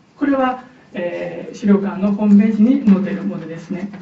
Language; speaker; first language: Japanese; non-native, fluent; Chinese